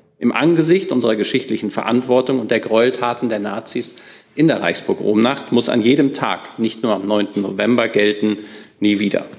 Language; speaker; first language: German; native; German